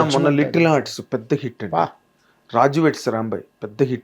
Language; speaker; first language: Telugu; native; Telugu